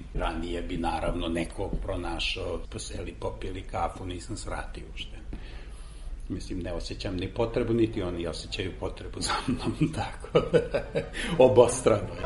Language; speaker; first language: Serbian; non-native, local second language; Hungarian